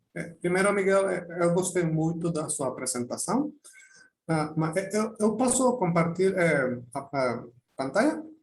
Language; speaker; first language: Portuguese; non-native, fluent; Spanish